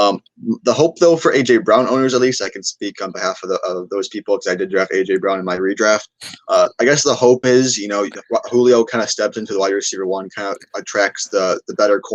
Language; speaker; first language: English; native; English